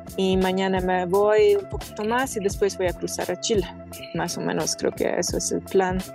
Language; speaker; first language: Spanish; non-native, fluent; Hungarian